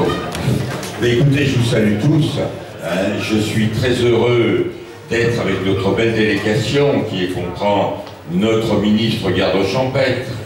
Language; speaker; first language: French; native; French